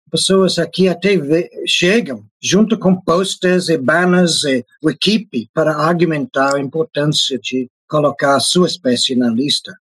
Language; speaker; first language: Portuguese; non-native, fluent; English